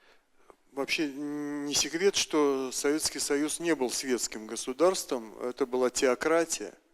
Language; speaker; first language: Russian; native; Russian